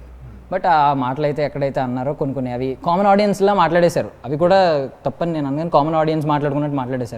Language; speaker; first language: Telugu; native; Telugu